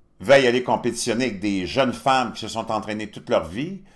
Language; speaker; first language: French; native; French